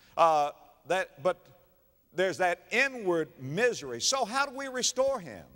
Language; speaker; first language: English; native; English